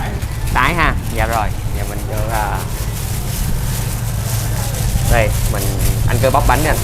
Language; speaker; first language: Vietnamese; native; Vietnamese